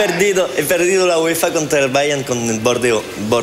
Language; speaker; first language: Spanish; non-native, learner; French